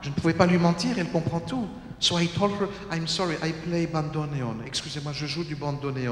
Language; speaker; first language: French; native; French